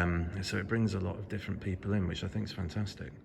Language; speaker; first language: English; native; English